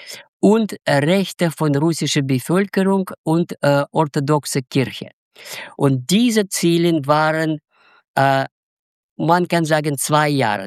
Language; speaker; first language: German; non-native, learner; Russian